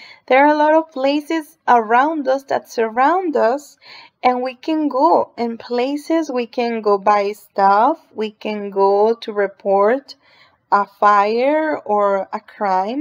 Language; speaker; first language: English; non-native, fluent; Spanish